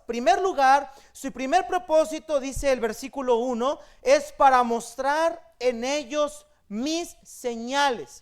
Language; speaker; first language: Spanish; native; Spanish